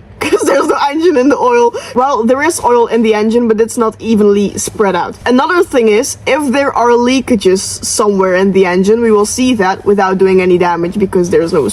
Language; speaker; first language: English; non-native, fluent; Dutch